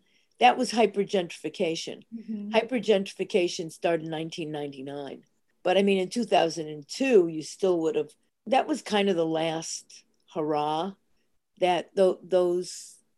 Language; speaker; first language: English; early bilingual, other home language; Italian